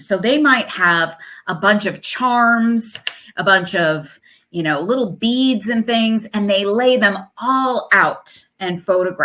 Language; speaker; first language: English; native; English